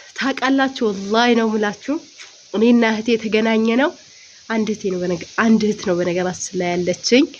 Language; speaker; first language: Amharic; non-native, local second language; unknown